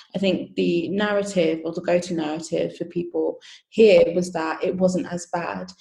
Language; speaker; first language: English; native; English